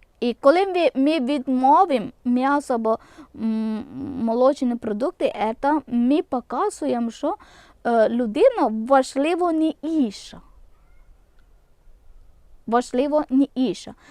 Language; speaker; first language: Ukrainian; non-native, local second language; Malayalam